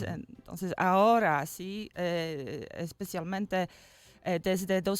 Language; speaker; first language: Spanish; non-native, fluent; Polish